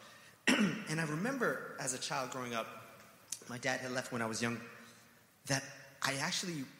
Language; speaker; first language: English; native; English